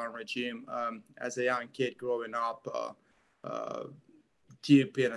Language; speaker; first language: English; non-native, fluent; Persian